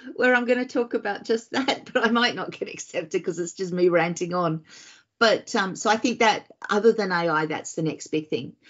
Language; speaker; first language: English; native; English